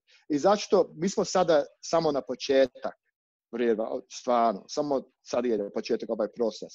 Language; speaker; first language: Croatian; non-native, learner; English